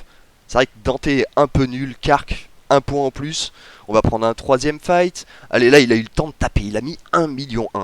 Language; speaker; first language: French; native; French